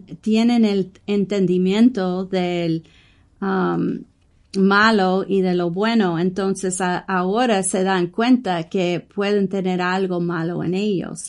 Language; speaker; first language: Spanish; non-native, learner; English